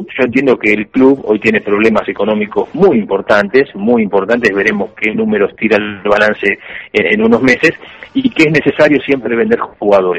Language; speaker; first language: Spanish; native; Spanish